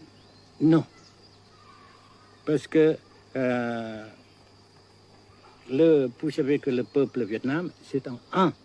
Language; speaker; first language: French; non-native, fluent; Vietnamese